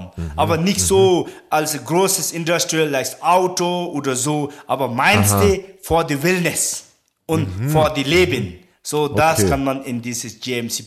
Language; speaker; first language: German; non-native, learner; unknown